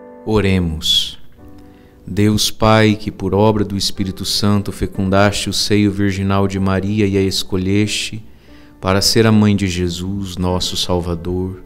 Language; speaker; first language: Portuguese; native; Portuguese